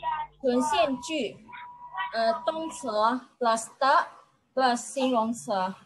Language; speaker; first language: Chinese; non-native, learner; Indonesian